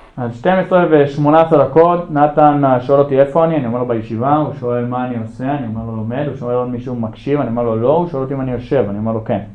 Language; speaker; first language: Hebrew; early bilingual, other home language; English